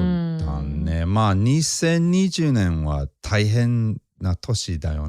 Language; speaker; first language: Japanese; non-native, fluent; English